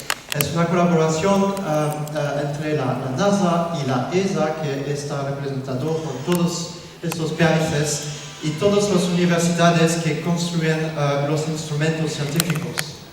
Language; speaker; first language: Spanish; non-native, learner; French